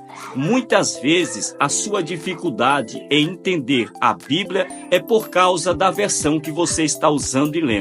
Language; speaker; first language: Portuguese; native; Portuguese